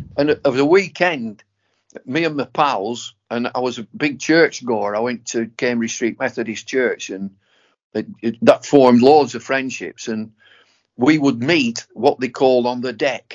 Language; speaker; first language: English; native; English